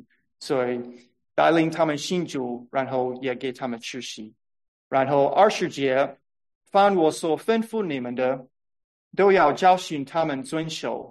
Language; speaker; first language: Chinese; non-native, fluent; English